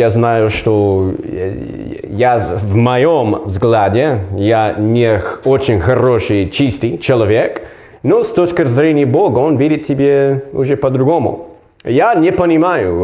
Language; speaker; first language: Russian; non-native, learner; English